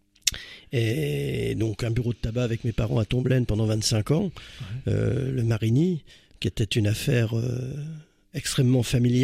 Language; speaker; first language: French; native; French